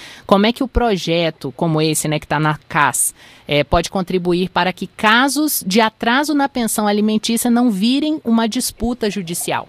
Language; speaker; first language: Portuguese; native; Portuguese